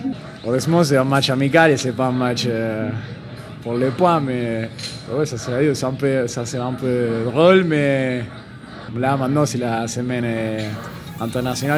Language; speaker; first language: French; non-native, fluent; Spanish